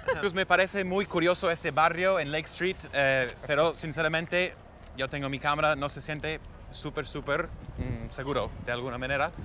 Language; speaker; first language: Spanish; non-native, fluent; English